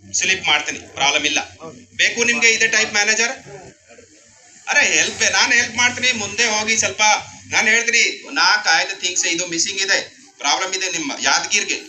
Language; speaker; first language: Kannada; non-native, learner; Hindi